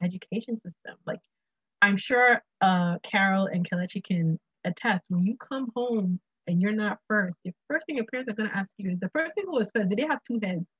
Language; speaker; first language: English; non-native, local second language; Akan